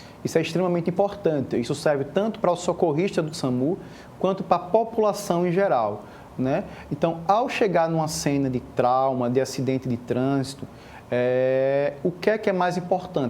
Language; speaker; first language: Portuguese; native; Portuguese